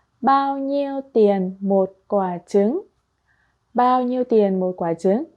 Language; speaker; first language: Vietnamese; non-native, fluent; Korean